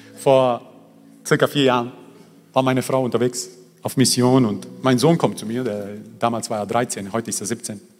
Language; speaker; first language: German; early bilingual, other home language; Croatian